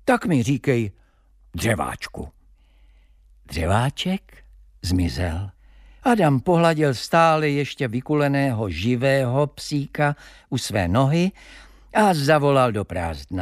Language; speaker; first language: Czech; native; Czech